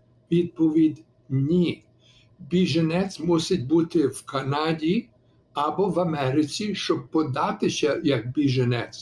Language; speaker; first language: Ukrainian; early bilingual, heritage; Ukrainian